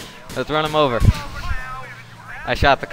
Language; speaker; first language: English; native; English